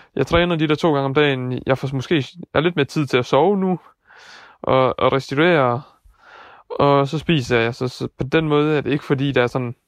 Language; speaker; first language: Danish; early bilingual, other home language; Dutch